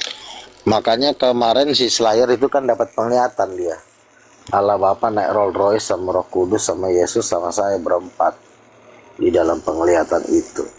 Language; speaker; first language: Malay; native; Malay